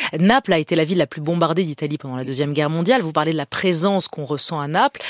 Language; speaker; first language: French; native; French